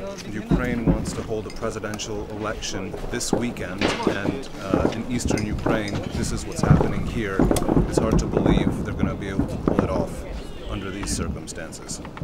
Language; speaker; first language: English; native; English